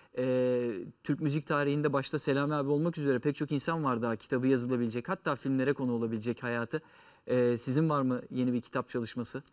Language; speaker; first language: Turkish; native; Turkish